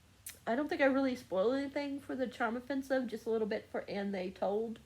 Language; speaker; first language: English; native; English